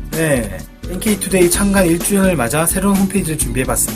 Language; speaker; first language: Korean; native; Korean